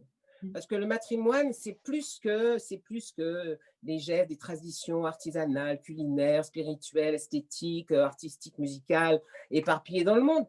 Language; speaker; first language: French; native; French